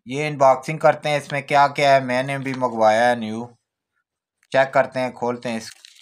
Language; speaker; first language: Urdu; non-native, local second language; Pahari-Potwari